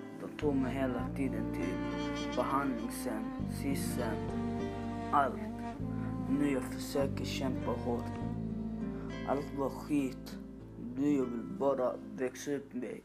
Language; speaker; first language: Swedish; non-native, learner; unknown